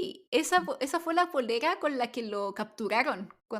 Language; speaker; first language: Spanish; native; Spanish